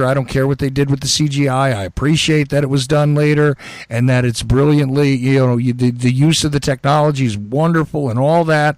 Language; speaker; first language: English; native; English